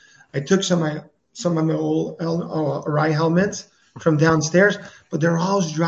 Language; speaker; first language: English; non-native, fluent; French